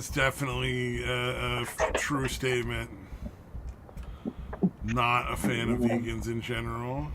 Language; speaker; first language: English; native; English